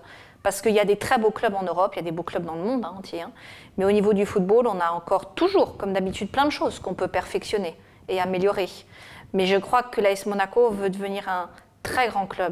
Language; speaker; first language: French; native; French